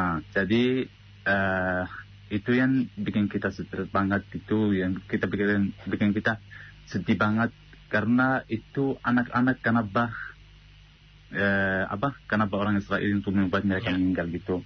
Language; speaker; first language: Indonesian; non-native, fluent; Arabic